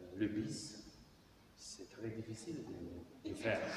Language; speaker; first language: French; non-native, learner; Romanian